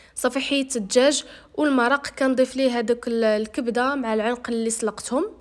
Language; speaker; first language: Arabic; native; Arabic